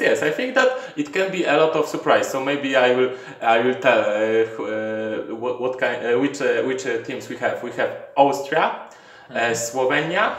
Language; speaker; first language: English; non-native, learner; Polish